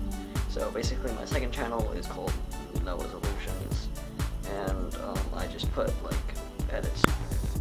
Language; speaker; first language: English; native; English